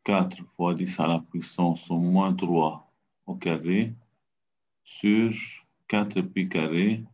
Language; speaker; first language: French; non-native, local second language; Arabic